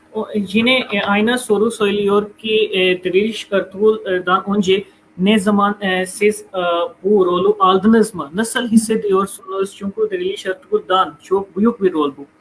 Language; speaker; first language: Turkish; non-native, fluent; Urdu